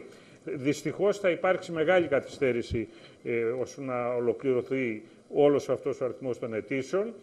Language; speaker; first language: Greek; native; Greek